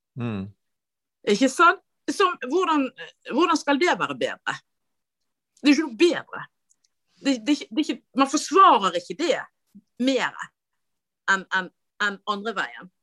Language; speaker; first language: Norwegian; native; Norwegian